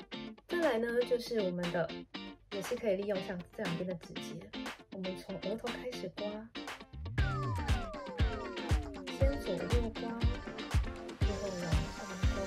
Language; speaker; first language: Chinese; native; Chinese